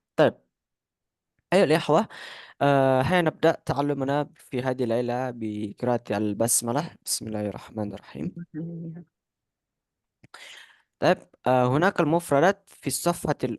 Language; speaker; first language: Arabic; non-native, fluent; Indonesian